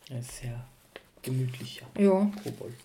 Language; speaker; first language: German; native; German